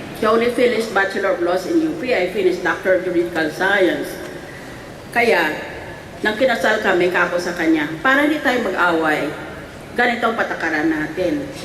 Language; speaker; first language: Filipino; native; Filipino